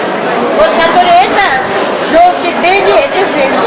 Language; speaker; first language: Russian; native; Russian